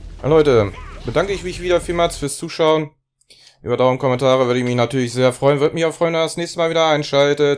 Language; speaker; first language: German; native; German